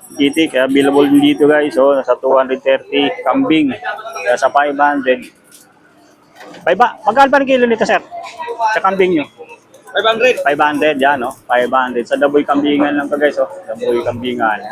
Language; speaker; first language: Filipino; non-native, local second language; Masbatenyo